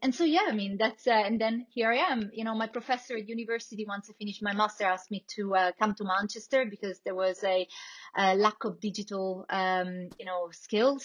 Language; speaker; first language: English; non-native, fluent; Italian